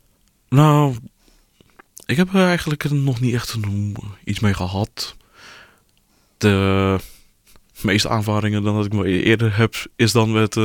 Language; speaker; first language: Dutch; early bilingual, other home language; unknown